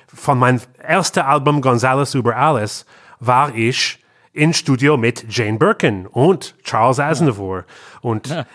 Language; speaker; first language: German; non-native, learner; English